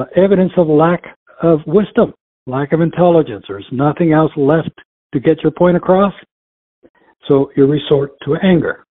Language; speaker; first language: English; early bilingual, other home language; Spanish